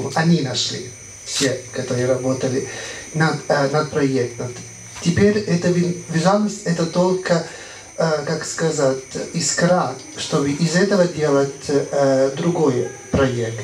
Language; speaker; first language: Russian; non-native, fluent; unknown